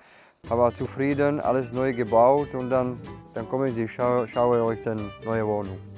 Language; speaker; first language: German; non-native, learner; Czech